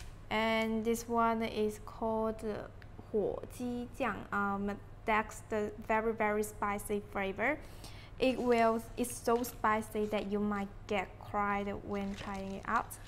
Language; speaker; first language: English; non-native, fluent; Chinese